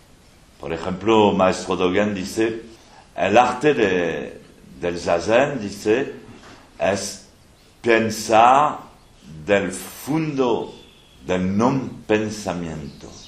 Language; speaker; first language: Spanish; non-native, fluent; French